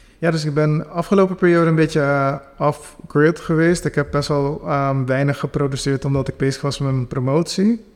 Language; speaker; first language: Dutch; non-native, local second language; Papiamento